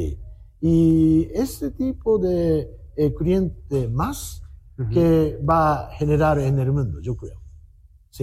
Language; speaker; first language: Spanish; non-native, learner; Japanese